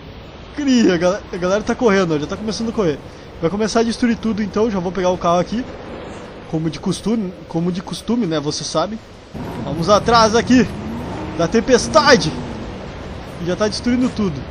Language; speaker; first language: Portuguese; native; Portuguese